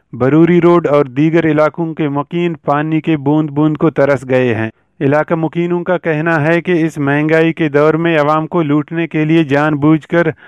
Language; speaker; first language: Urdu; non-native, local second language; Baluchi